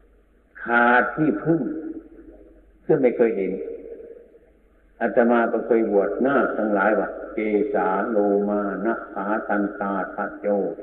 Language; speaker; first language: Thai; native; Thai